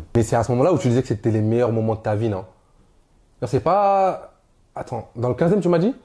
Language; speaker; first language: French; native; French